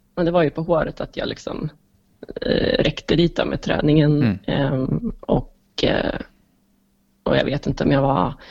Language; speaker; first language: Swedish; native; Swedish